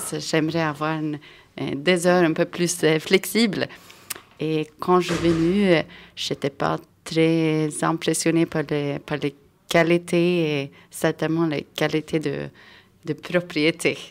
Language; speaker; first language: French; non-native, fluent; Swedish